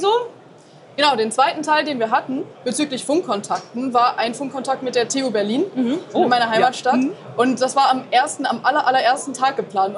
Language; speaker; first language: German; native; German